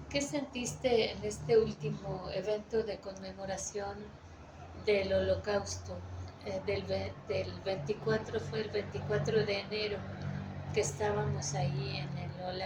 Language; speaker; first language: Spanish; native; Spanish